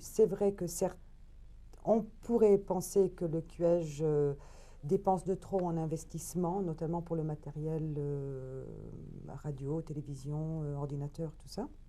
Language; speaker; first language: French; native; French